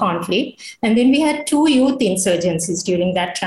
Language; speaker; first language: English; non-native, local second language; Sinhala